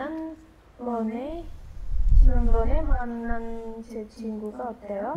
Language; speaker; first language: Korean; non-native, learner; Indonesian